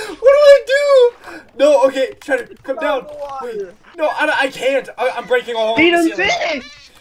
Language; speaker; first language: English; native; English